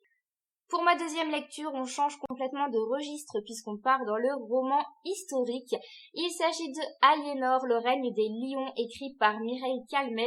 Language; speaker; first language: French; native; French